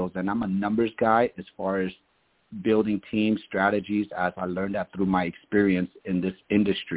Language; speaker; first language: English; early bilingual, other home language; German